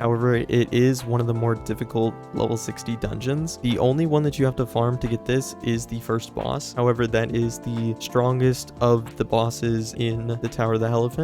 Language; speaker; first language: English; native; English